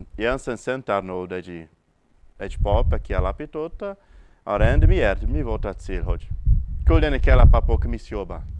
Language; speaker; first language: Hungarian; non-native, fluent; Portuguese